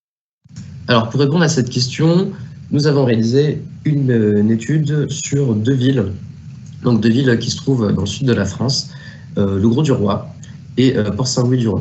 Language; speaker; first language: French; native; French